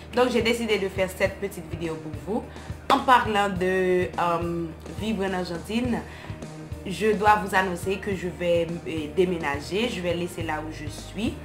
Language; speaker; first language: French; non-native, local second language; Haitian Creole